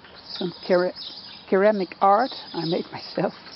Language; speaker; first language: English; non-native, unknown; Dutch